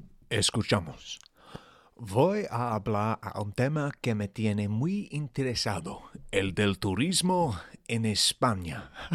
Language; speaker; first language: Spanish; non-native, learner; English